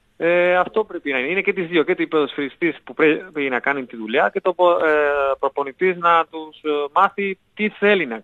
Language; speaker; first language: Greek; non-native, learner; Spanish